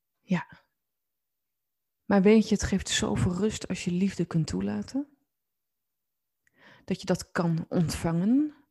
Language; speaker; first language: Dutch; native; Dutch